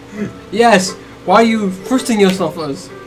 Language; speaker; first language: English; native; English